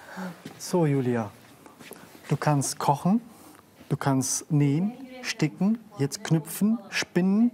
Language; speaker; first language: German; non-native, fluent; Uzbek